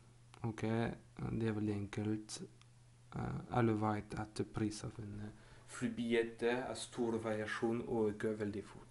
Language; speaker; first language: Norwegian; non-native, fluent; French